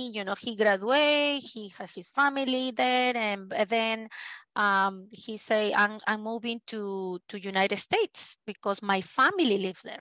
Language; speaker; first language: English; non-native, fluent; Spanish